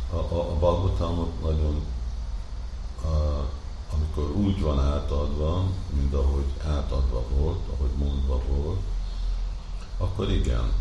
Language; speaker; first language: Hungarian; early bilingual, heritage; Hungarian